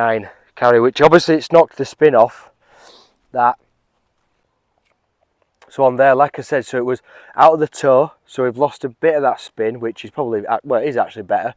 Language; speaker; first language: English; native; English